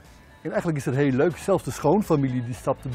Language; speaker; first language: Dutch; native; Dutch